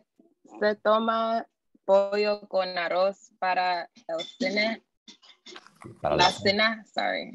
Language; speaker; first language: Spanish; non-native, learner; English